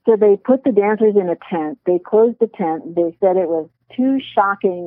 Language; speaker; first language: English; native; English